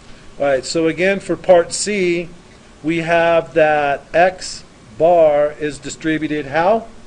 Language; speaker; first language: English; native; English